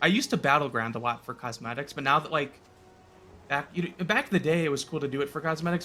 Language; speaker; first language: English; native; English